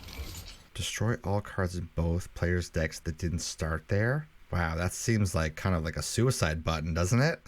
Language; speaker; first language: English; native; English